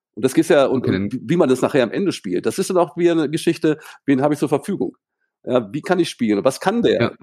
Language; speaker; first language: German; native; German